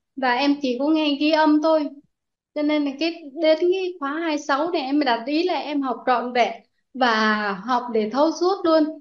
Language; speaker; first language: Vietnamese; non-native, local second language; Jarai